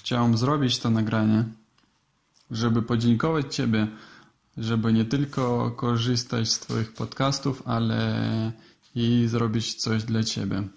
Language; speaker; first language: Polish; non-native, learner; Russian